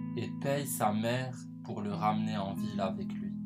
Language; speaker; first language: French; non-native, local second language; Arabic